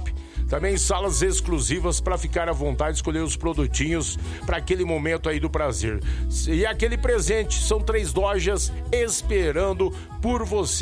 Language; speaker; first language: Portuguese; native; Portuguese